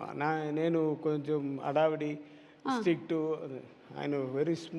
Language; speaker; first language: Telugu; non-native, learner; Tamil